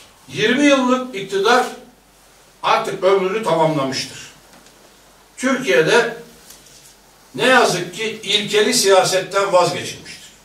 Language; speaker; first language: Turkish; native; Turkish